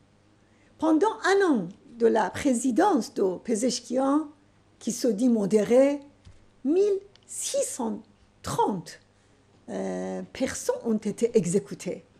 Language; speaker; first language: French; non-native, fluent; Persian